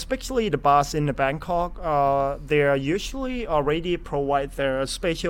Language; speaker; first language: English; non-native, fluent; Thai